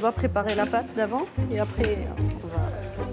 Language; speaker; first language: French; non-native, fluent; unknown